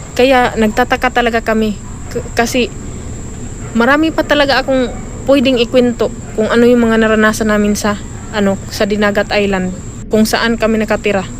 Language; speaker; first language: Filipino; non-native, local second language; Cebuano